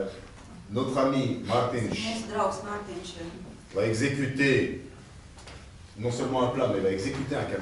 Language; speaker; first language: French; native; French